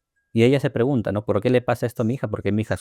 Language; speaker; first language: Spanish; native; Spanish